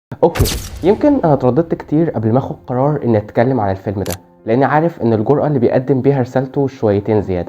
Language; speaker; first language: Arabic; native; Arabic